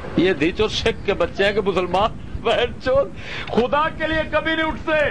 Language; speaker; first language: Urdu; native; Urdu